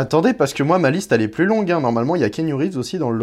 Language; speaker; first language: French; native; French